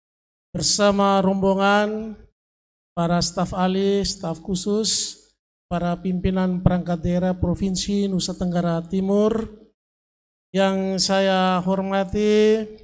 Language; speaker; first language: Indonesian; native; Indonesian